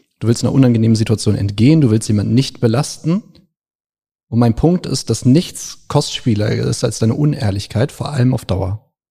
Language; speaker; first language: German; native; German